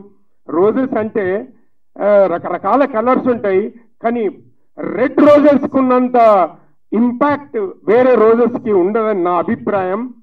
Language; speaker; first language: Telugu; native; Telugu